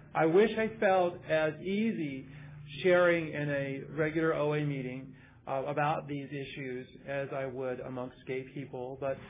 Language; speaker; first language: English; native; English